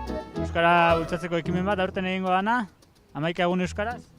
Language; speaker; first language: Basque; native; Basque